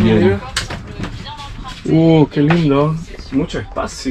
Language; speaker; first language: Spanish; native; Spanish